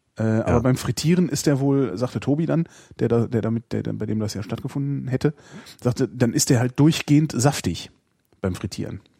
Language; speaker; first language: German; native; German